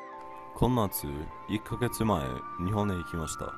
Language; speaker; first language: Japanese; non-native, learner; English